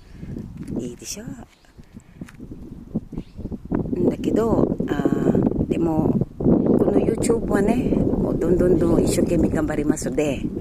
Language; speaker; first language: Japanese; non-native, learner; Filipino